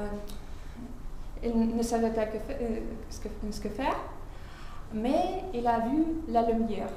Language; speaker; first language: French; non-native, fluent; Russian